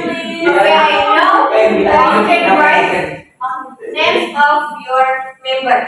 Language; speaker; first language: English; non-native, learner; Indonesian